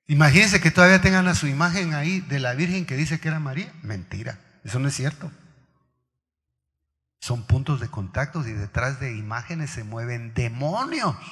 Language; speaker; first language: Spanish; native; Spanish